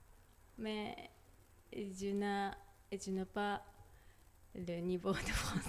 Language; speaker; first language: French; non-native, learner; Japanese